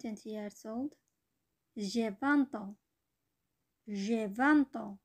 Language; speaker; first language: French; non-native, learner; Bangla